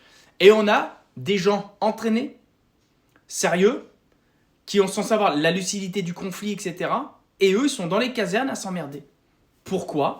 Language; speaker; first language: French; native; French